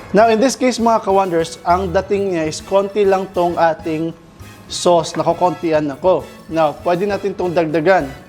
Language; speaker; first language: Filipino; non-native, local second language; Cebuano